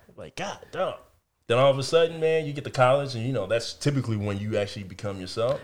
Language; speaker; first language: English; early bilingual, other home language; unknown